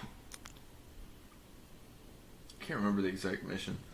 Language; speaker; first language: English; native; English